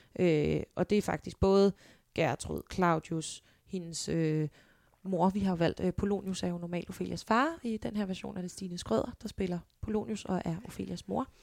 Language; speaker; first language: Danish; native; Danish